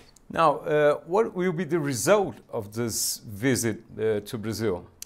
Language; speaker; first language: English; non-native, fluent; Portuguese